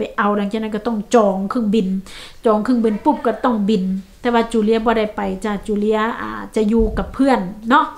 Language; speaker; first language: Thai; non-native, local second language; Lao